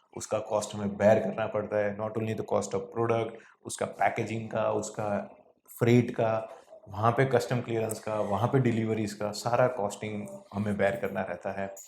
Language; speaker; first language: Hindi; non-native, local second language; Gujarati